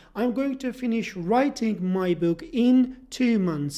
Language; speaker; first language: English; non-native, fluent; Turkish